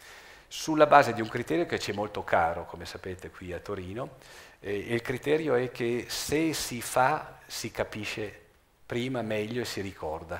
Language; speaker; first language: Italian; native; Italian